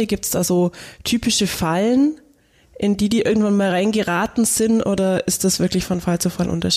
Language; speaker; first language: German; native; German